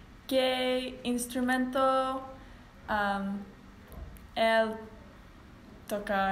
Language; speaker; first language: Spanish; non-native, learner; English